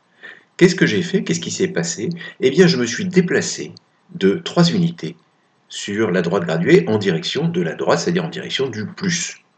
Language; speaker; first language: French; native; French